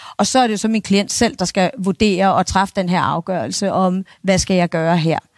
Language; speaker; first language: Danish; native; Danish